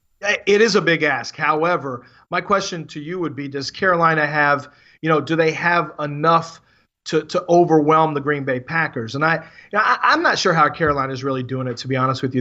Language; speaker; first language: English; native; English